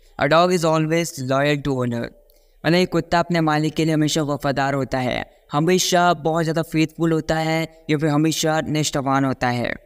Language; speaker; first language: Hindi; native; Hindi